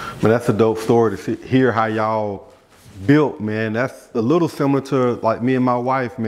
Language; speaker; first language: English; native; English